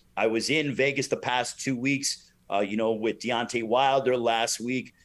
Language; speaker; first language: English; native; English